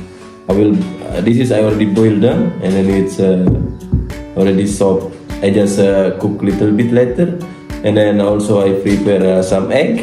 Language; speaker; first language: English; non-native, fluent; Indonesian